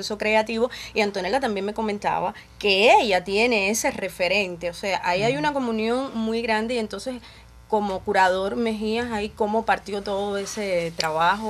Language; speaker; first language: Spanish; native; Spanish